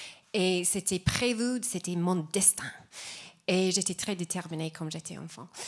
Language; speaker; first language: French; non-native, fluent; English